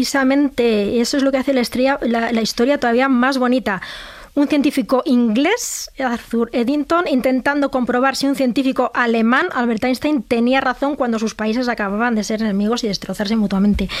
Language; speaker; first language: Spanish; native; Spanish